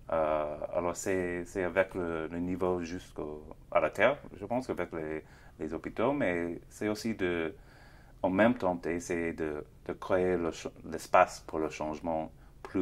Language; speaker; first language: French; non-native, fluent; English